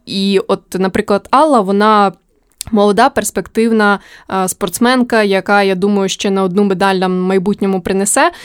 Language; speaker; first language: Ukrainian; native; Ukrainian